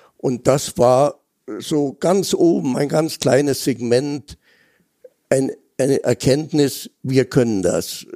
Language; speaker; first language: German; native; German